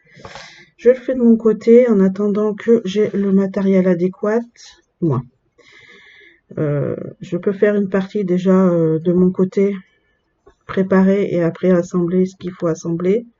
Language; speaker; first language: French; native; French